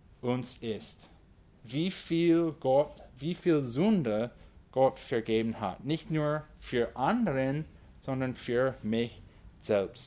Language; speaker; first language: German; non-native, fluent; English